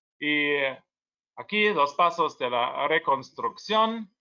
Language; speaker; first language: Spanish; non-native, learner; German